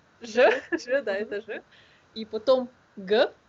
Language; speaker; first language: Russian; non-native, learner; Slovenian